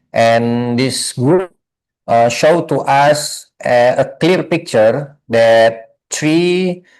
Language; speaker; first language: English; non-native, learner; Indonesian